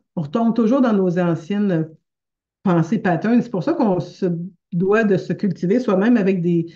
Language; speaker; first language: French; native; French